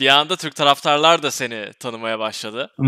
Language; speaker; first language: Turkish; native; Turkish